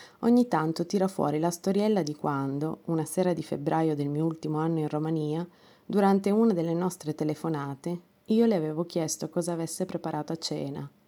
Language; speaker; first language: Italian; non-native, fluent; Romanian